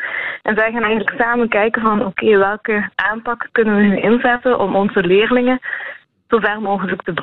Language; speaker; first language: Dutch; native; Dutch